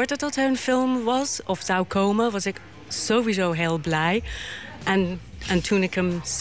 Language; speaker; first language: Dutch; non-native, fluent; Cantonese